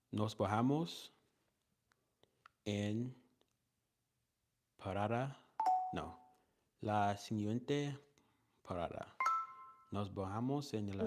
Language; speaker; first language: Spanish; non-native, learner; English